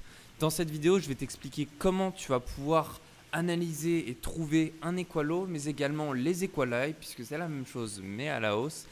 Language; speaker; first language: French; native; French